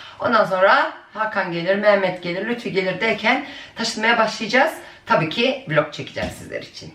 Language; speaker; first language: Turkish; early bilingual, heritage; Turkish